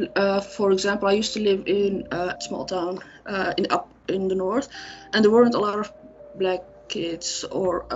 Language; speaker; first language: English; non-native, fluent; Somali